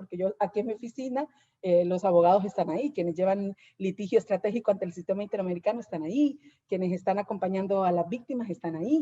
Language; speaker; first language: Spanish; native; Spanish